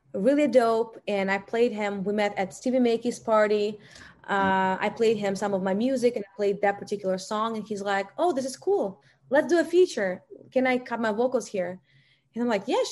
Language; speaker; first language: English; non-native, fluent; Russian